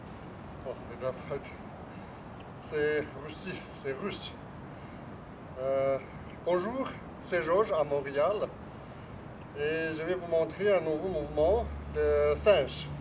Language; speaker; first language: French; non-native, fluent; Chinese